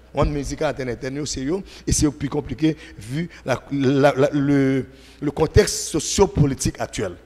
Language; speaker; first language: French; non-native, local second language; Haitian Creole